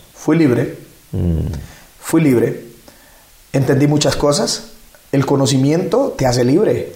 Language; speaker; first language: Spanish; native; Spanish